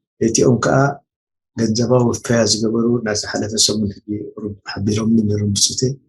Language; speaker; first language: Tigrinya; native; Tigrinya